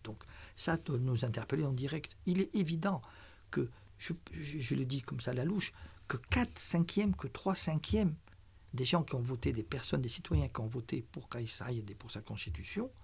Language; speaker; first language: French; non-native, local second language; Arabic